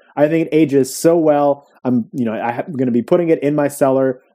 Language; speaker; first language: English; native; English